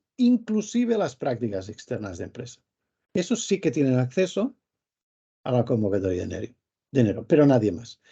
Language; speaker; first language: Spanish; native; Spanish